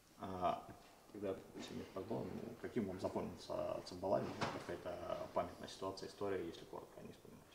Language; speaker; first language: Russian; native; Russian